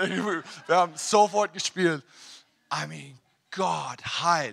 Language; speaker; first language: German; non-native, learner; English